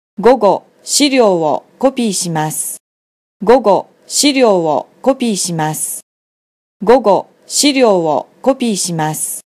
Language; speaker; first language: Japanese; non-native, fluent; Vietnamese